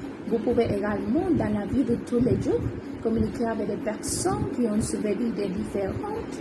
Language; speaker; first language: French; non-native, learner; Spanish